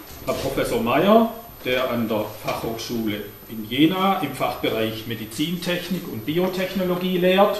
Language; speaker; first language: German; native; German